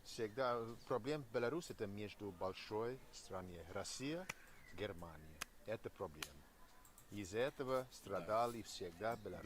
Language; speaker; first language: Russian; non-native, learner; English